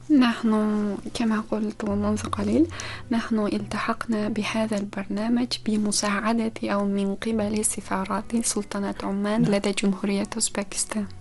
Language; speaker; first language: Arabic; non-native, fluent; Uzbek